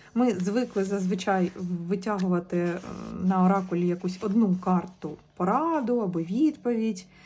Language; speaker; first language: Ukrainian; native; Ukrainian